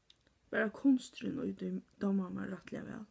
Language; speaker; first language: Swedish; non-native, learner; Faroese